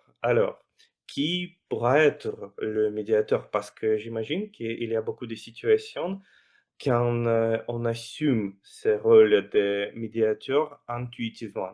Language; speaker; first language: French; non-native, fluent; Russian